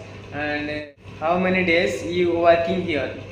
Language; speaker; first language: English; non-native, learner; Odia